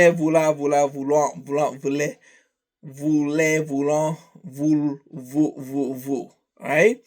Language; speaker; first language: French; non-native, learner; English